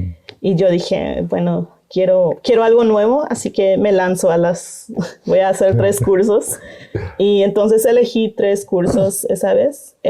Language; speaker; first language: Spanish; non-native, local second language; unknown